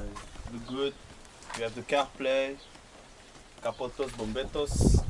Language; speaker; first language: English; non-native, learner; French